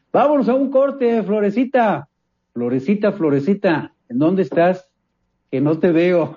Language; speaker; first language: Spanish; native; Spanish